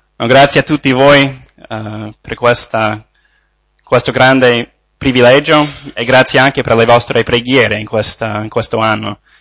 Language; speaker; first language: Italian; non-native, fluent; English